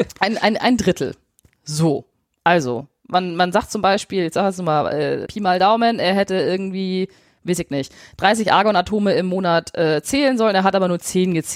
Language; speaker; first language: German; native; German